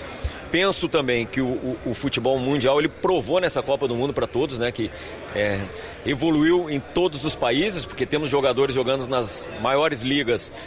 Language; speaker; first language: Portuguese; native; Portuguese